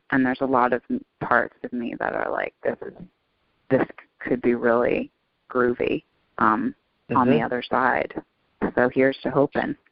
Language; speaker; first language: English; native; English